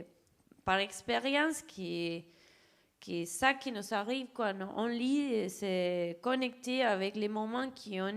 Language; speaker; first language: French; non-native, fluent; Spanish